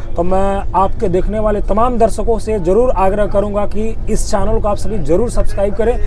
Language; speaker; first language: Hindi; native; Hindi